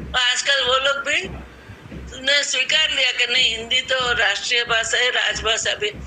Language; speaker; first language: Hindi; non-native, local second language; Gujarati